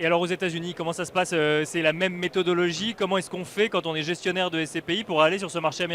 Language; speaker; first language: French; native; French